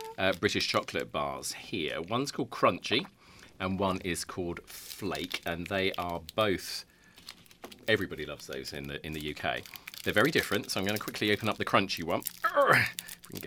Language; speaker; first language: English; native; English